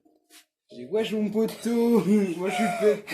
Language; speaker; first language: French; native; French